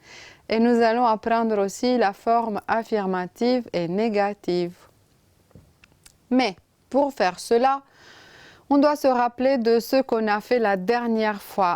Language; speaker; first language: French; non-native, fluent; Romanian